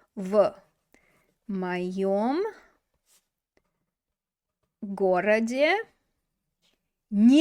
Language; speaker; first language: Russian; non-native, fluent; English